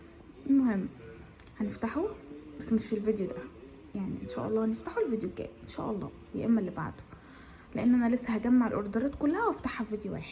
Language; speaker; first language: Arabic; native; Arabic